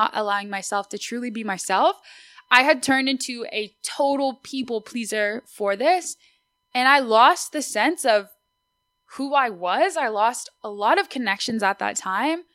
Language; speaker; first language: English; early bilingual, other home language; Spanish